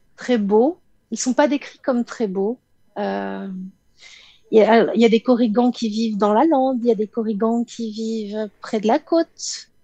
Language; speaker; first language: French; native; French